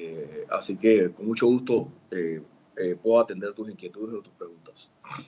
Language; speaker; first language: Spanish; native; Spanish